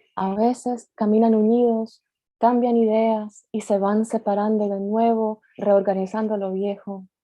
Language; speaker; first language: Spanish; early bilingual, other home language; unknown